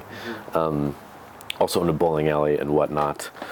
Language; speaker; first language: English; native; English